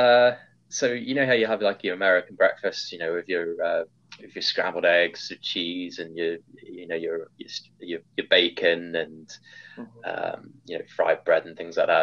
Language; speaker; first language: English; native; English